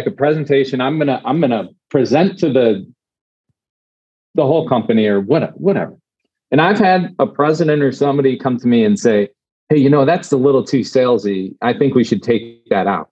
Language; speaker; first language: English; native; English